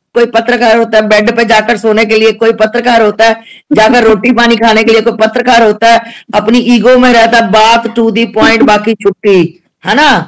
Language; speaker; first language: Hindi; native; Hindi